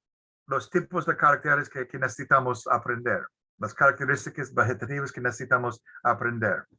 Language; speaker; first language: Spanish; non-native, fluent; English